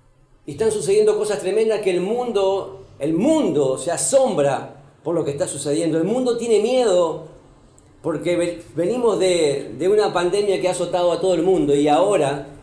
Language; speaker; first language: Spanish; native; Spanish